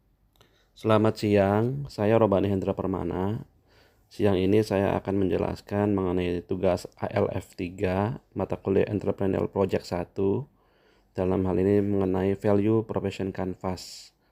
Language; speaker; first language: Indonesian; native; Indonesian